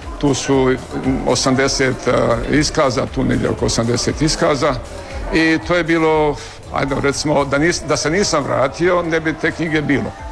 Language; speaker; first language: Croatian; native; Croatian